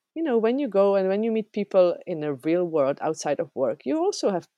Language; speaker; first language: English; non-native, fluent; Czech